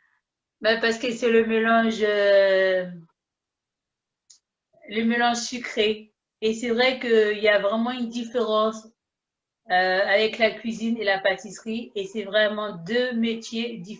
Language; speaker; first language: French; early bilingual, other home language; Haitian Creole